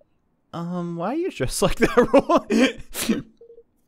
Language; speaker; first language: English; native; English